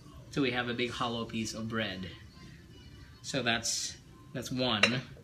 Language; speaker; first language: English; native; English